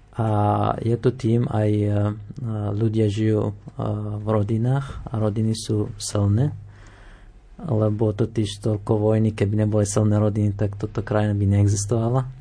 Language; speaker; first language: Slovak; non-native, fluent; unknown